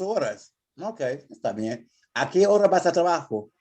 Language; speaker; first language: Spanish; non-native, fluent; English